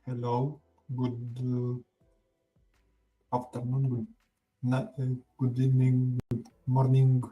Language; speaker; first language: English; non-native, learner; Romanian